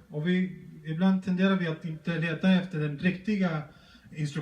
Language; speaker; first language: Swedish; early bilingual, other home language; Spanish